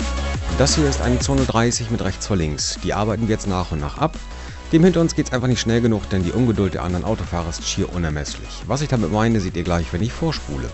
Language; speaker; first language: German; native; German